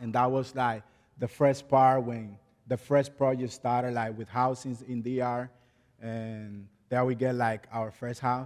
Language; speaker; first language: English; non-native, learner; Spanish